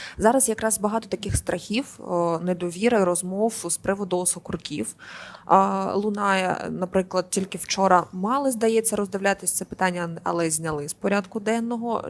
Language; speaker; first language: Ukrainian; native; Ukrainian